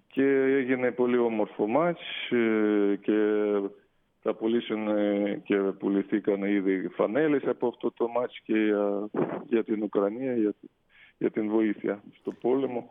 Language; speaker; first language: Greek; non-native, fluent; Russian